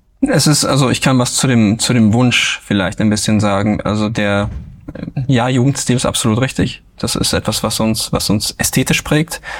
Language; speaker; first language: German; native; German